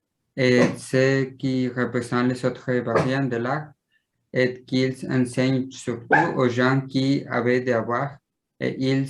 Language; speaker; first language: French; non-native, learner; Spanish